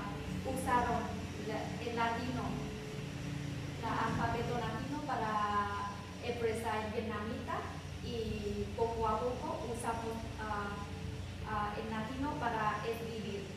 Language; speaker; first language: Spanish; non-native, learner; Vietnamese